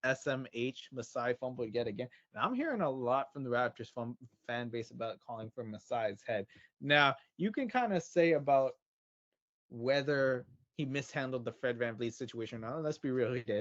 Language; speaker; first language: English; native; English